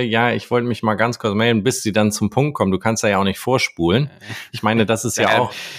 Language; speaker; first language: German; native; German